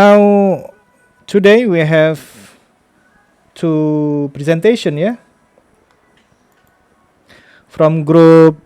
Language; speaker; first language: English; non-native, fluent; Indonesian